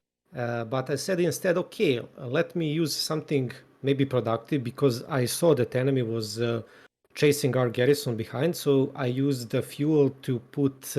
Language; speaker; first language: English; non-native, fluent; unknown